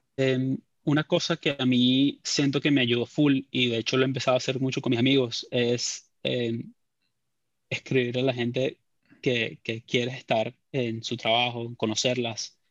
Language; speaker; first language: Spanish; native; Spanish